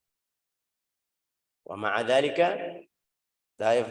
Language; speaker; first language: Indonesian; non-native, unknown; Arabic